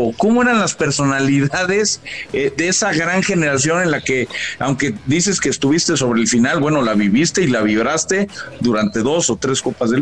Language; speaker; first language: Spanish; native; Spanish